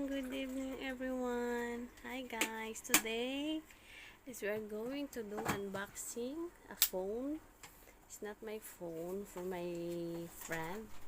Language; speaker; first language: English; non-native, learner; Filipino